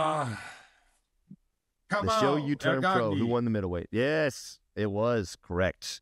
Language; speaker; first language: English; native; English